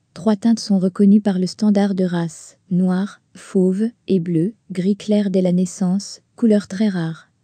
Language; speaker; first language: French; native; French